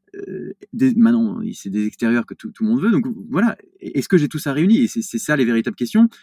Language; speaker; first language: French; native; French